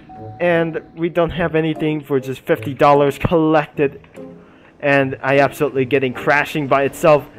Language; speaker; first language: English; non-native, learner; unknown